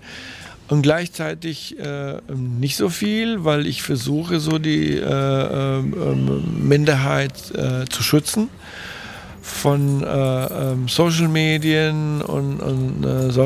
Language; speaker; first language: German; non-native, fluent; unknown